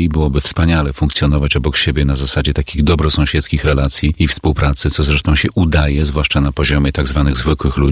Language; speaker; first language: Polish; native; Polish